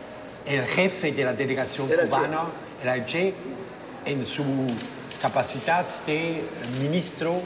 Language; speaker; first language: Spanish; non-native, fluent; German